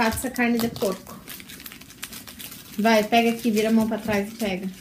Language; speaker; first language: Portuguese; native; Portuguese